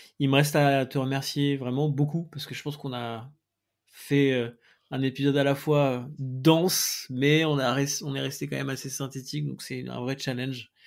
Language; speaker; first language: French; native; French